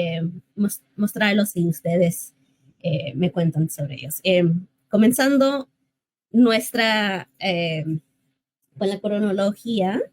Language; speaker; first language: Spanish; early bilingual, heritage; English